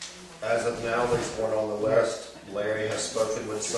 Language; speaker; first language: English; native; English